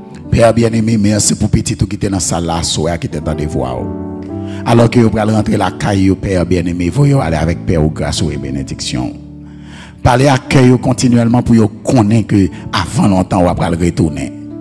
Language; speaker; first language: French; native; French